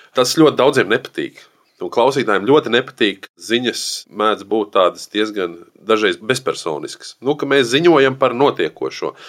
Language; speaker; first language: Latvian; native; Latvian